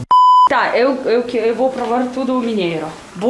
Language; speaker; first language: Portuguese; non-native, fluent; Russian